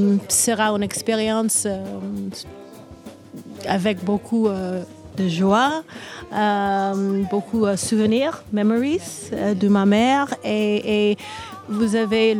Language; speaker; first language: French; non-native, learner; English